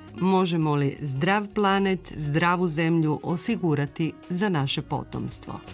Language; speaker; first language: Croatian; native; Croatian